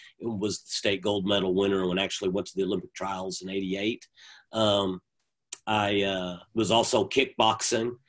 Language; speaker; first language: English; native; English